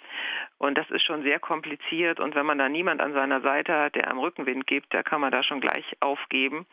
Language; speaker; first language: German; native; German